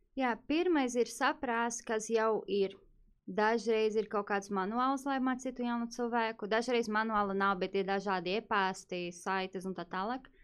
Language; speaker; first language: Latvian; non-native, fluent; Portuguese